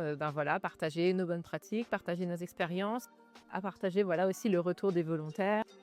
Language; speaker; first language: French; native; French